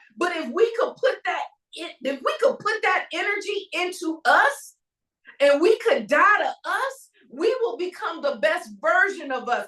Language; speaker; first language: English; native; English